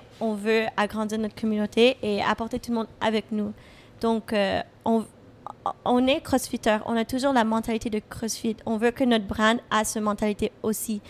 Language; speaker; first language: French; non-native, fluent; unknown